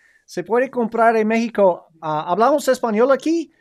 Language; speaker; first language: Spanish; non-native, learner; English